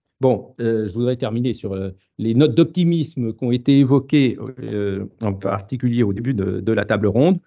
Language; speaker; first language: French; native; French